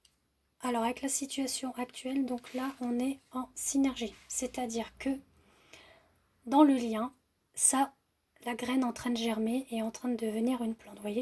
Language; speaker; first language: French; native; French